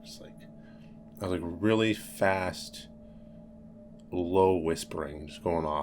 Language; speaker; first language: English; native; English